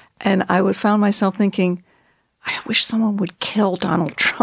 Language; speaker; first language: English; native; English